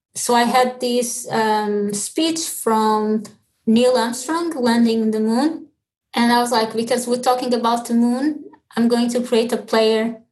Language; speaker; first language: English; early bilingual, other home language; Portuguese